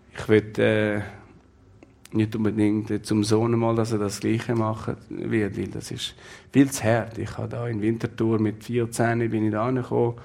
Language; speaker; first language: German; non-native, fluent; Albanian